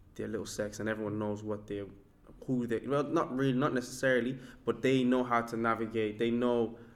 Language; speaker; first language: English; non-native, local second language; Yoruba